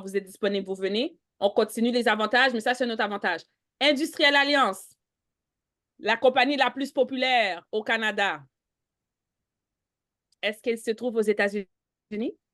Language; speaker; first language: French; native; French